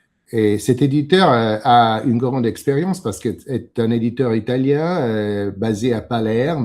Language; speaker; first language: French; non-native, fluent; Italian